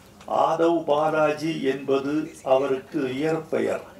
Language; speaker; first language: Tamil; native; Tamil